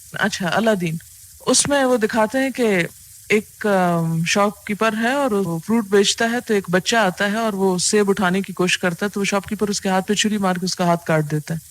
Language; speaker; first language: Urdu; native; Urdu